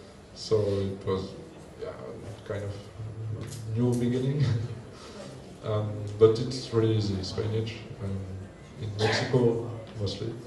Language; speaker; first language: English; non-native, learner; French